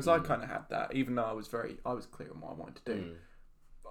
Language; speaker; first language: English; native; English